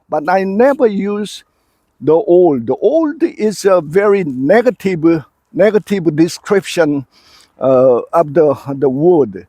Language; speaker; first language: English; non-native, fluent; Korean